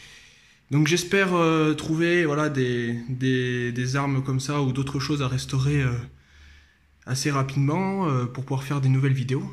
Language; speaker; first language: French; native; French